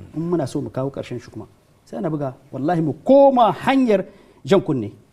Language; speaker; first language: Hausa; non-native, local second language; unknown